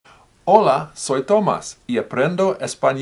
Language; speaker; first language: Spanish; non-native, learner; English